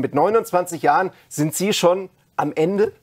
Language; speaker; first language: German; native; German